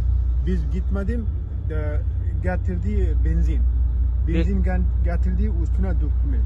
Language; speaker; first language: Turkish; non-native, learner; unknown